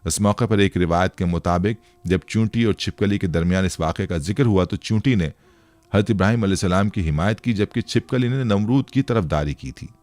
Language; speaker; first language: Urdu; native; Urdu